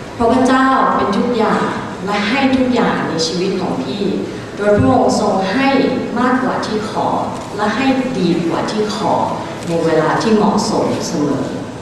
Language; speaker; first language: Thai; early bilingual, other home language; English